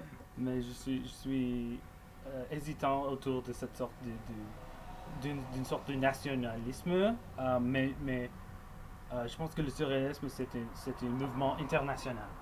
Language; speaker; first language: French; non-native, local second language; English